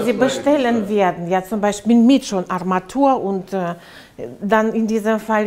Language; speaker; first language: German; non-native, fluent; Russian